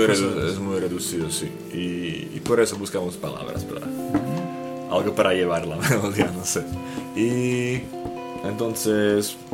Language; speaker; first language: Spanish; non-native, fluent; Slovak